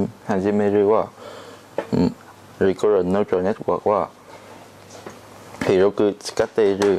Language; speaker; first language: Japanese; non-native, learner; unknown